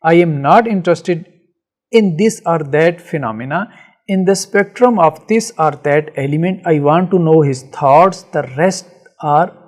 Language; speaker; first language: English; non-native, local second language; Punjabi